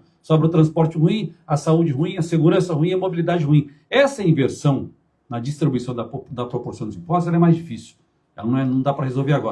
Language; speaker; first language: Portuguese; native; Portuguese